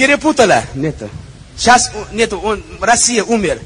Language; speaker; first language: Russian; non-native, learner; Uzbek